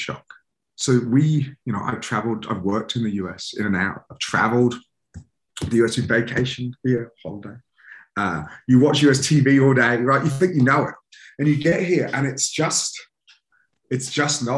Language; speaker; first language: English; native; English